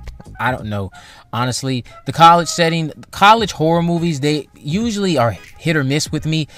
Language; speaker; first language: English; native; English